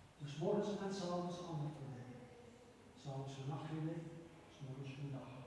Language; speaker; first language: Dutch; native; Dutch